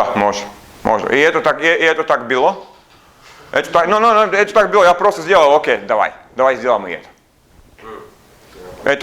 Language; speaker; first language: Russian; non-native, learner; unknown